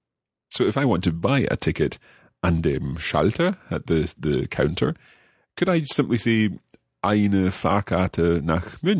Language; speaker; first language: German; non-native, learner; English